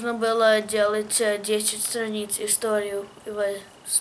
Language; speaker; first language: Russian; early bilingual, heritage; English